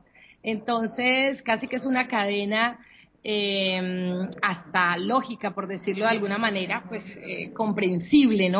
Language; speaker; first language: Spanish; native; Spanish